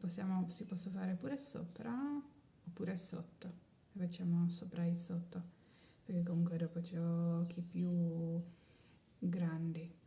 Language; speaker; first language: Italian; non-native, learner; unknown